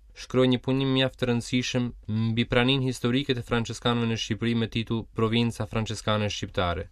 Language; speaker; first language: Albanian; native; Albanian